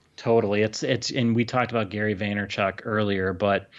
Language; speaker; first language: English; native; English